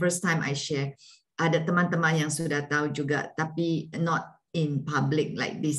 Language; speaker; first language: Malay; non-native, local second language; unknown